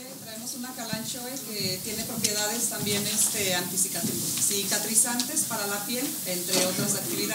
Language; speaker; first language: Spanish; native; Spanish